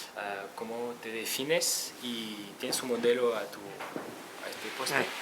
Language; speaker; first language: Spanish; non-native, fluent; French